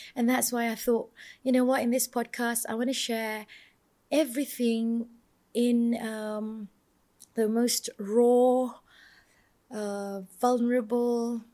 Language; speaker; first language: English; non-native, local second language; Malay